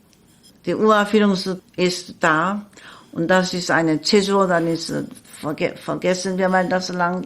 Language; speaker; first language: German; non-native, learner; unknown